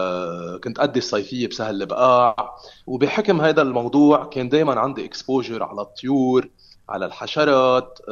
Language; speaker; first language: Arabic; native; Arabic